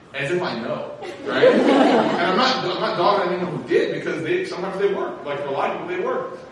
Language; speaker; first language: English; native; English